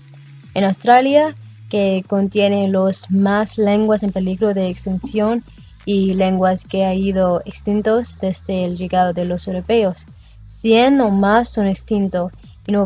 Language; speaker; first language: Spanish; non-native, learner; English